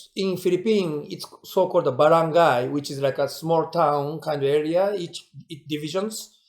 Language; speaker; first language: English; non-native, fluent; Japanese